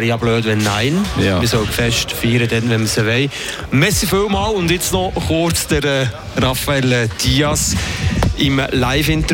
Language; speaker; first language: German; native; German